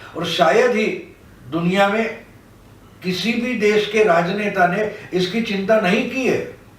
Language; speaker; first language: Hindi; non-native, local second language; Marathi